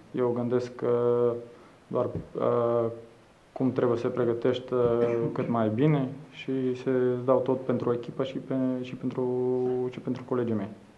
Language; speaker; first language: Romanian; non-native, learner; Bulgarian